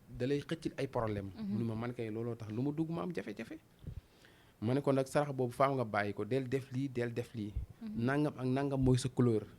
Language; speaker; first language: Wolof; non-native, local second language; Fula